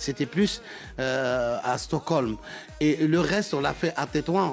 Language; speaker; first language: French; non-native, local second language; Arabic